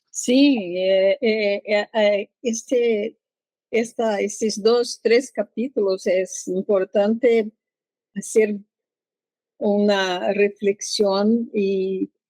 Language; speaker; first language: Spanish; non-native, learner; Portuguese